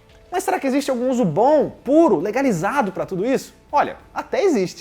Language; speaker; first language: Portuguese; native; Portuguese